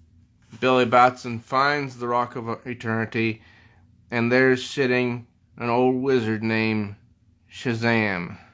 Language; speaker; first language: English; native; English